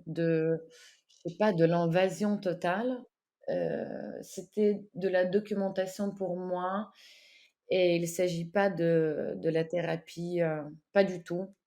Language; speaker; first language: French; non-native, fluent; Ukrainian